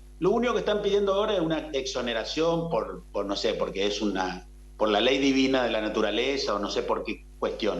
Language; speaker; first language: Spanish; native; Spanish